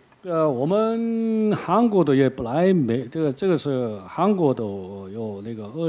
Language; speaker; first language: Chinese; non-native, learner; Korean